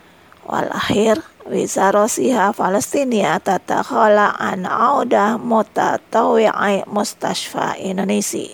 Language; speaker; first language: Arabic; non-native, fluent; Indonesian